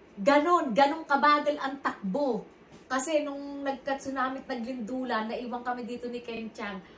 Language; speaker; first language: Filipino; native; Filipino